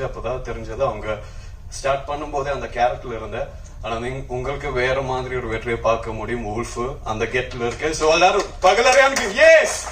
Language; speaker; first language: Tamil; non-native, learner; Malayalam